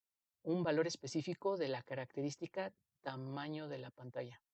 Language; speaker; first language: Spanish; native; Spanish